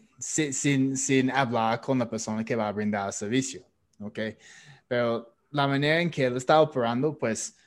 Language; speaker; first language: Spanish; non-native, fluent; English